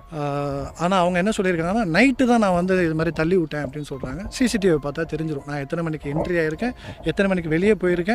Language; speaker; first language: Tamil; native; Tamil